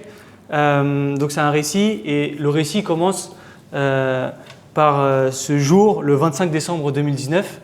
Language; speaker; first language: French; native; French